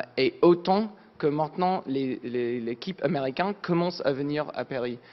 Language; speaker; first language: French; non-native, fluent; English